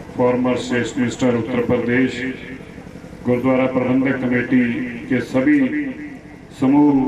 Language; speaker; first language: Hindi; non-native, local second language; Punjabi